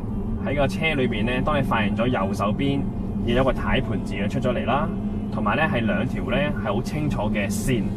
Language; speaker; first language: Cantonese; native; Cantonese